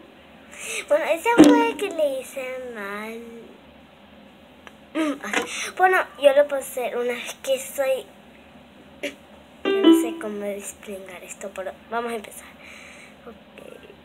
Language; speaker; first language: Spanish; early bilingual, heritage; Spanish